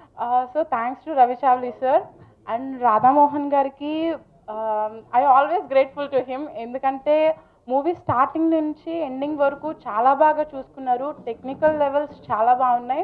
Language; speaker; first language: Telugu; non-native, fluent; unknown